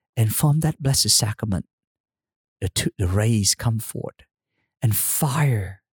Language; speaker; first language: English; non-native, fluent; Vietnamese